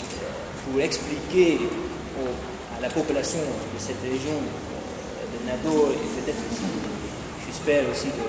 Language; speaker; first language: French; non-native, fluent; Dutch